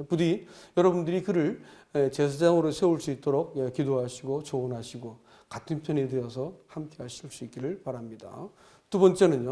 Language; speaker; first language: Korean; native; Korean